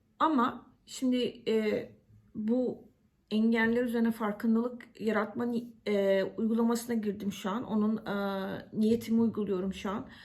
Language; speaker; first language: Turkish; native; Turkish